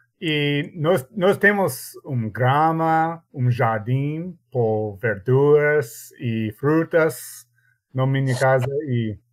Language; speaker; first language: Portuguese; non-native, learner; English